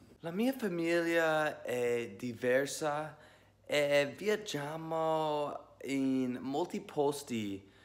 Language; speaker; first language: Italian; early bilingual, heritage; English